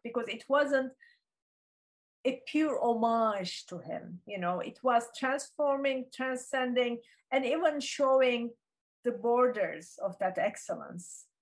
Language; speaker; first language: English; non-native, fluent; Turkish